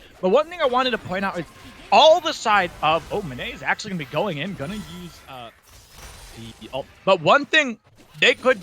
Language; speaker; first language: English; native; English